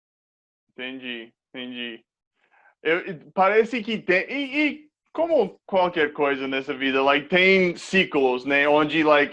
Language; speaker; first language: Portuguese; non-native, fluent; English